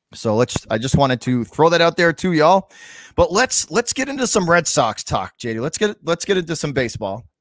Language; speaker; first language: English; native; English